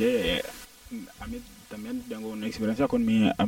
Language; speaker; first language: Spanish; non-native, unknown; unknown